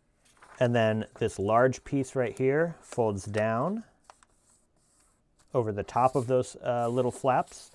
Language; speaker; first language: English; native; English